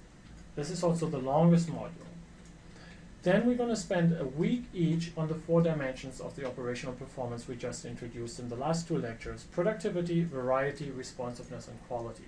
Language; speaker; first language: English; non-native, fluent; German